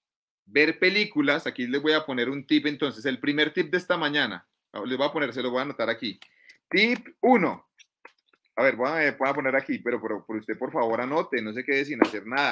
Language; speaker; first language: Spanish; native; Spanish